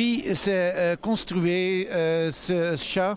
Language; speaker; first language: French; non-native, fluent; Dutch